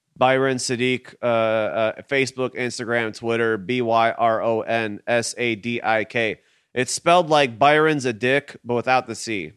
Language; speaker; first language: English; native; English